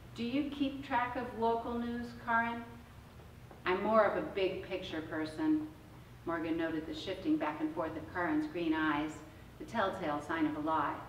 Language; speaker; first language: English; native; English